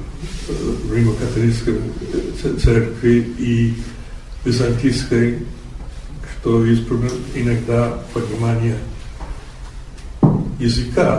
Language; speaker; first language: Russian; non-native, fluent; English